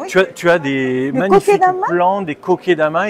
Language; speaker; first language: French; native; French